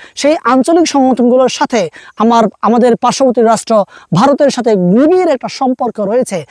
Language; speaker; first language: Bangla; non-native, local second language; Marma